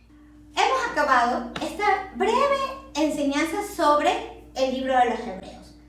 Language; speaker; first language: Spanish; native; Spanish